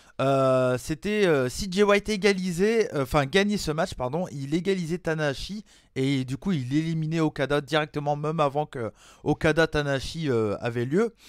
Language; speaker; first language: French; native; French